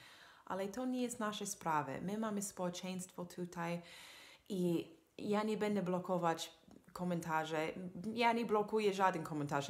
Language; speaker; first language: Polish; non-native, fluent; English